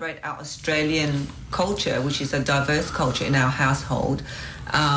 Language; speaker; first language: English; non-native, local second language; Vietnamese